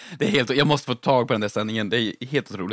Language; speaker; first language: Swedish; native; Swedish